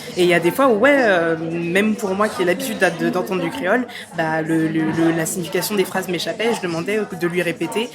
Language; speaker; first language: French; native; French